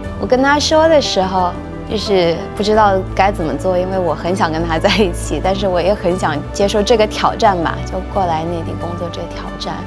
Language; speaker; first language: Chinese; non-native, local second language; Cantonese